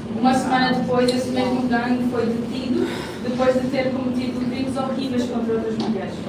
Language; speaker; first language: Portuguese; native; Portuguese